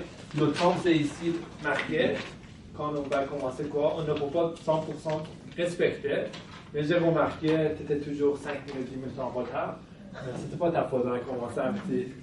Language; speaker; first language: French; non-native, fluent; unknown